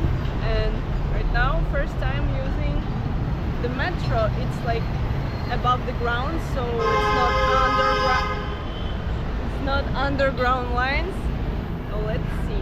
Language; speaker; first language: English; non-native, fluent; Ukrainian